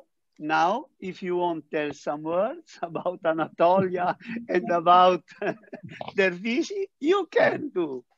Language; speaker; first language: English; non-native, fluent; Italian